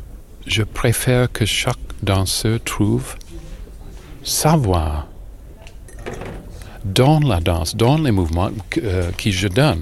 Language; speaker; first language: French; non-native, fluent; English